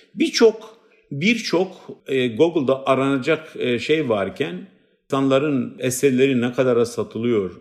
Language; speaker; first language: Turkish; non-native, local second language; Kurdish